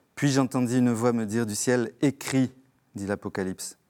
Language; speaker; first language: French; native; French